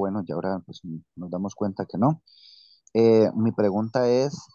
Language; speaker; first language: Spanish; native; Spanish